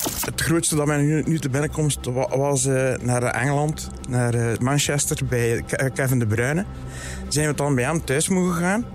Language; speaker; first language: Dutch; native; Dutch